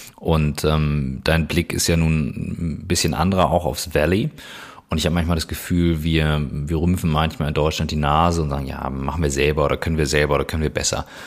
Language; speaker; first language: German; native; German